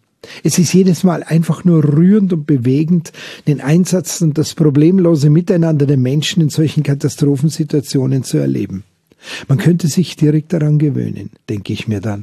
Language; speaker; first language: German; native; German